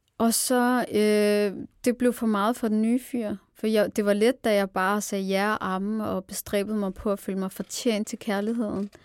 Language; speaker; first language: Danish; early bilingual, other home language; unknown